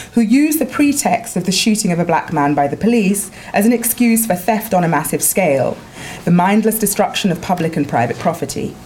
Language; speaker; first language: English; native; English